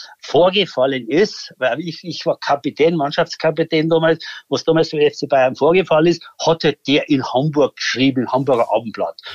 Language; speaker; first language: German; native; German